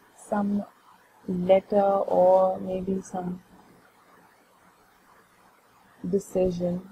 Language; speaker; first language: English; non-native, local second language; Hindi